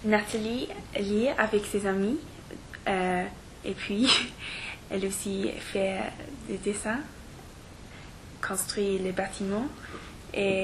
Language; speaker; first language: French; non-native, learner; English